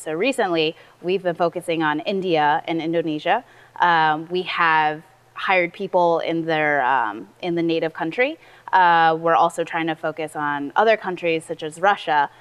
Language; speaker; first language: English; early bilingual, other home language; Chinese